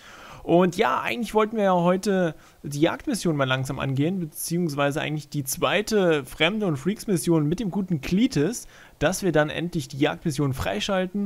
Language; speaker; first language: German; native; German